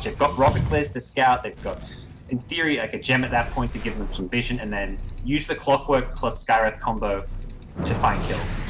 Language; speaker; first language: English; native; English